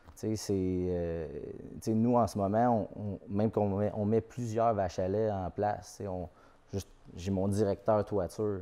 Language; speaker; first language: French; native; French